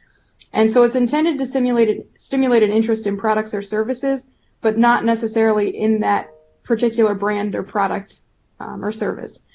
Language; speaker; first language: English; native; English